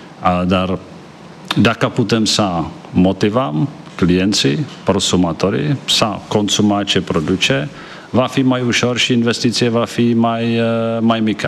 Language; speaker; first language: Romanian; non-native, fluent; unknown